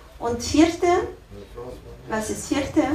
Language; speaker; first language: German; non-native, learner; Russian